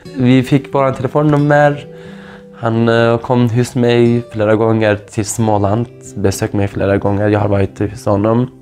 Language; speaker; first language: Swedish; non-native, fluent; Kurdish